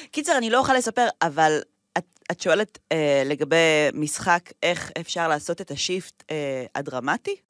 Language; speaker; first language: Hebrew; native; Hebrew